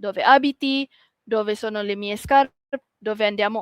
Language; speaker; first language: Italian; non-native, fluent; Malay